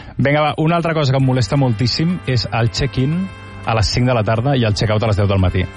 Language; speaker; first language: Catalan; native; Catalan